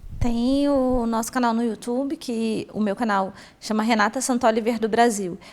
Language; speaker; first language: Portuguese; native; Portuguese